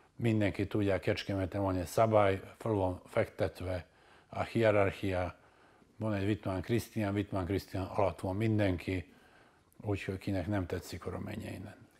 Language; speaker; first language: Hungarian; non-native, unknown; Serbian